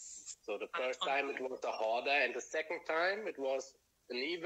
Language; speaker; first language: English; non-native, fluent; German